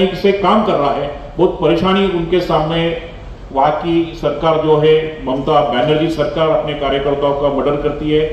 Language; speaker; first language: Hindi; non-native, local second language; Marathi